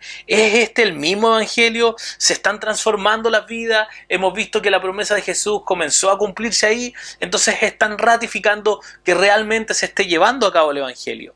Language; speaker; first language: Spanish; native; Spanish